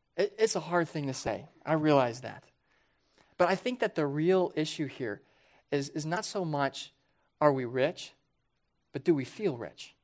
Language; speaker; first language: English; native; English